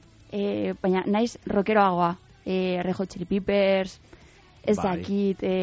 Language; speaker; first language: Basque; non-native, local second language; Spanish